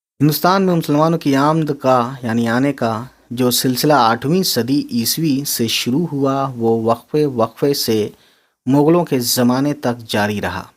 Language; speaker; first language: Urdu; native; Urdu